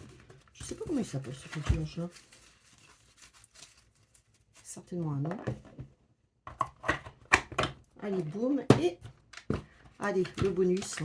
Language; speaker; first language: French; native; French